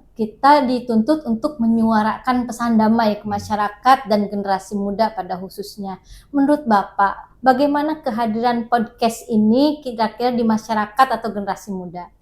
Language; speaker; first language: Indonesian; non-native, local second language; Sundanese